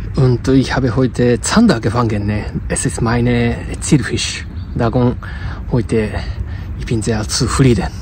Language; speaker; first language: German; non-native, learner; Japanese